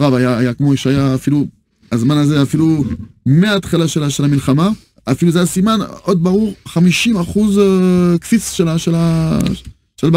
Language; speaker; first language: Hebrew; non-native, fluent; French